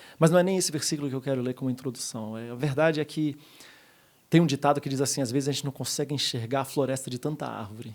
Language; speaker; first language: Portuguese; native; Portuguese